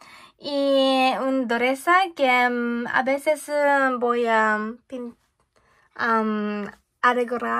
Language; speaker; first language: Spanish; non-native, learner; Japanese